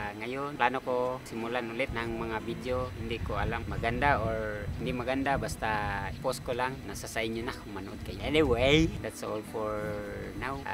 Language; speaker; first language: Filipino; native; Filipino